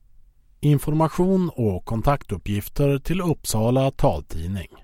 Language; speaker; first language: Swedish; native; Swedish